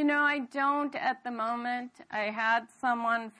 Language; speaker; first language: English; native; English